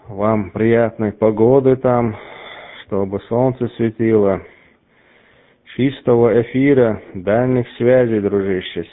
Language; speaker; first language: Russian; native; Russian